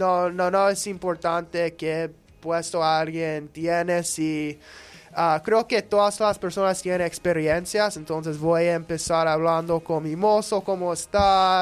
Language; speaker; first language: Spanish; non-native, learner; English